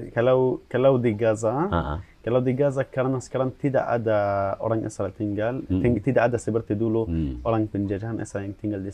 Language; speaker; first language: Indonesian; non-native, fluent; Arabic